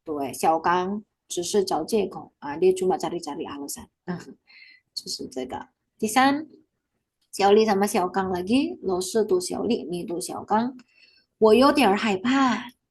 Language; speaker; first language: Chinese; non-native, fluent; Indonesian